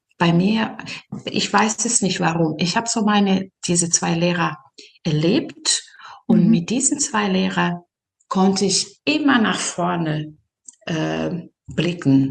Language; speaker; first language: German; non-native, fluent; Serbian